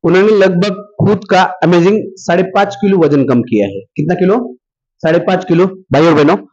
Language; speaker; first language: Hindi; non-native, local second language; Marathi